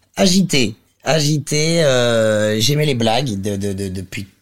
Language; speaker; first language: French; native; French